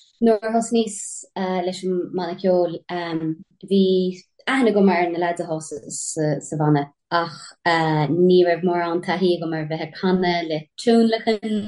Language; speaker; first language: Irish; native; Irish